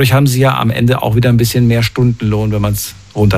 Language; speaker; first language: German; native; German